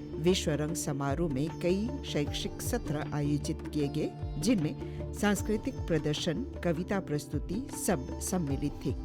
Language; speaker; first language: Hindi; non-native, local second language; Morisyen